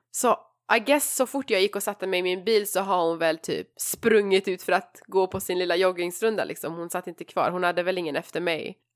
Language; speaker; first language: Swedish; early bilingual, other home language; Persian